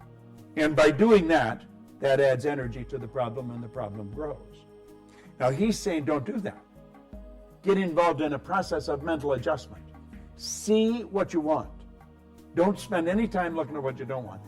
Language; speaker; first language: English; native; English